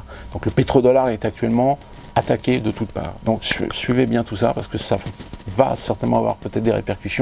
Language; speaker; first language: French; native; French